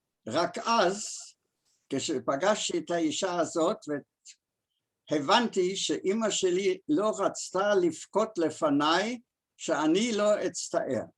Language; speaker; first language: Hebrew; early bilingual, other home language; German